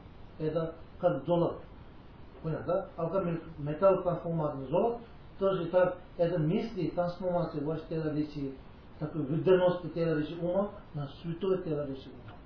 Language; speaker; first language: Russian; non-native, learner; Tibetan